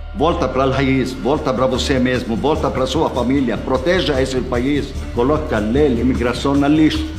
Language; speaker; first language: Portuguese; non-native, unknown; Arabic